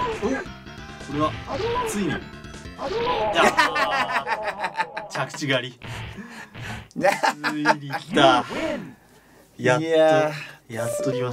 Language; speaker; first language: Japanese; native; Japanese